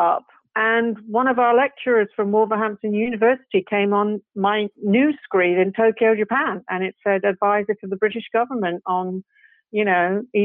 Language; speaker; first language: English; native; English